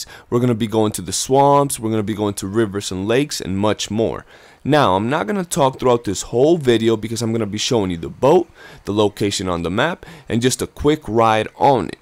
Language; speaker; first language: English; native; English